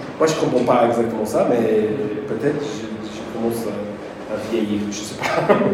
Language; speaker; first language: French; non-native, fluent; English